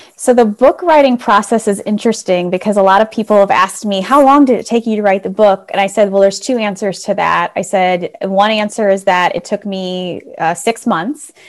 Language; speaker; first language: English; native; English